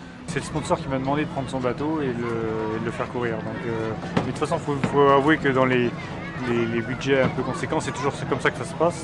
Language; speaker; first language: French; native; French